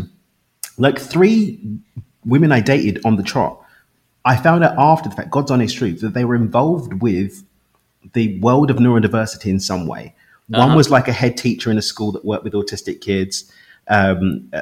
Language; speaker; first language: English; native; English